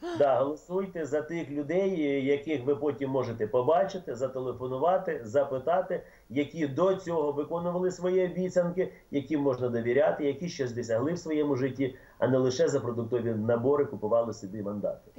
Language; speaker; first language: Ukrainian; native; Ukrainian